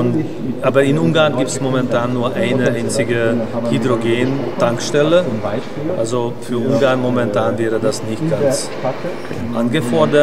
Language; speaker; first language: German; non-native, learner; Hungarian